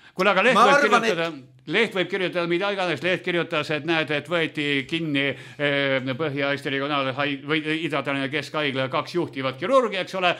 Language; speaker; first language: Estonian; native; Estonian